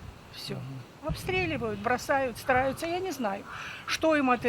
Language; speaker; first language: Russian; native; Russian